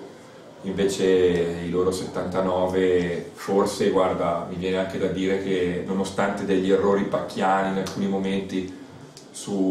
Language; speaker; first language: Italian; native; Italian